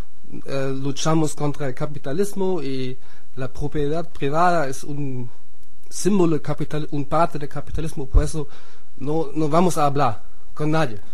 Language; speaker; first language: Spanish; non-native, fluent; German